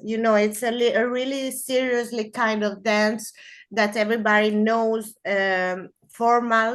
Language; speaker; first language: English; non-native, learner; Spanish